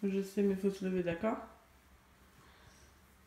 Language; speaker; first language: French; native; French